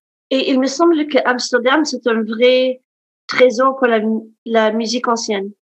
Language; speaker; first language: French; non-native, fluent; English